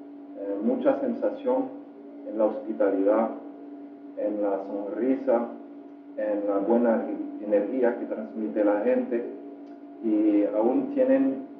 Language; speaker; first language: Spanish; non-native, fluent; French